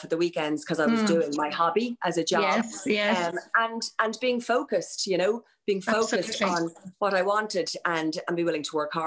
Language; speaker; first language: English; native; English